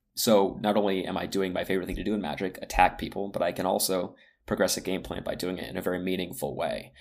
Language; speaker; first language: English; native; English